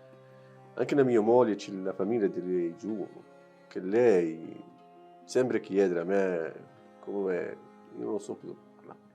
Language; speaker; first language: Italian; non-native, learner; Arabic